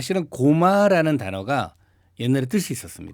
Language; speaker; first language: Korean; native; Korean